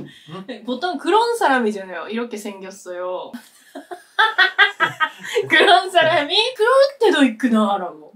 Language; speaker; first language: Korean; non-native, learner; Japanese